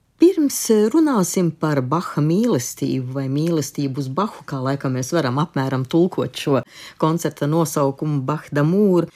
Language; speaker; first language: Latvian; native; Latvian